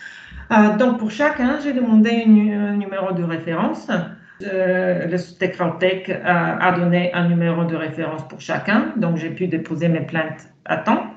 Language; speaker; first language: French; non-native, fluent; Bulgarian